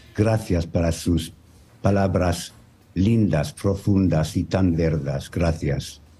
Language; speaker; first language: Spanish; non-native, learner; French